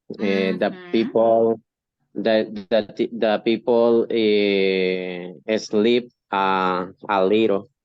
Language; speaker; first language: English; non-native, learner; Spanish